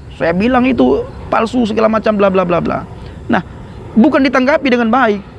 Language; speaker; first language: Indonesian; non-native, local second language; Achinese